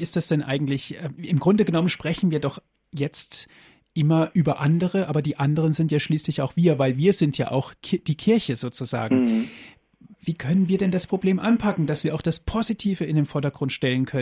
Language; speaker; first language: German; native; German